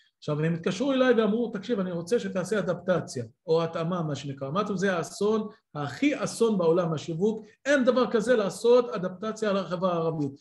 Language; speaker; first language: Hebrew; non-native, local second language; Arabic